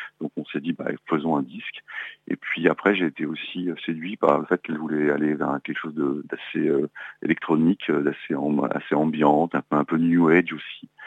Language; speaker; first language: French; native; French